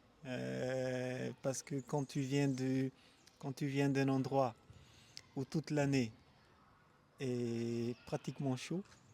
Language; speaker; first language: French; non-native, local second language; Malagasy